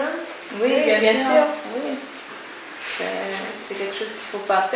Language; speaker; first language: French; non-native, local second language; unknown